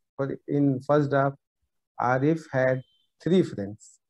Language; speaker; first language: English; non-native, local second language; Bhojpuri